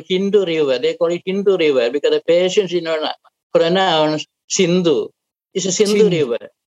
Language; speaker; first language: English; non-native, local second language; Malayalam